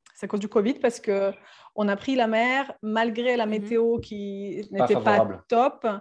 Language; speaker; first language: French; non-native, fluent; Serbian